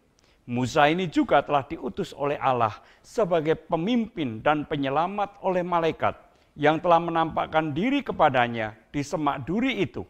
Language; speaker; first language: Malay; non-native, local second language; Indonesian